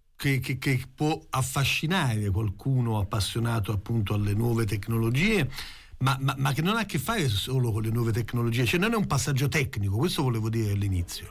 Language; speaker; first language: Italian; native; Italian